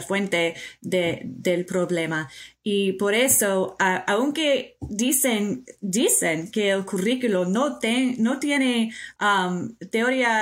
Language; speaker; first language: Spanish; non-native, fluent; English